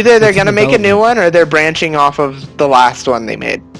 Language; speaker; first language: English; native; English